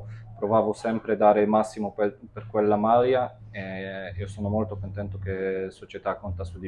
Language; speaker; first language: Italian; non-native, fluent; Polish